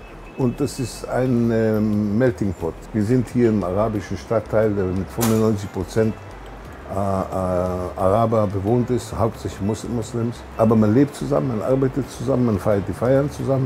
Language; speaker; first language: German; non-native, fluent; Hebrew